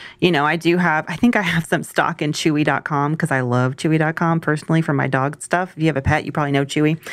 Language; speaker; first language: English; native; English